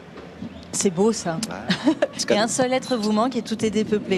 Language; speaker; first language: French; native; French